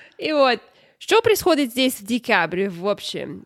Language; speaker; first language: Russian; non-native, learner; English